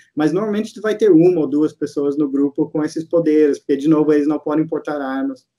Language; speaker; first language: Portuguese; non-native, fluent; English